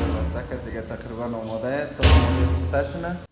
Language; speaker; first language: Persian; native; Persian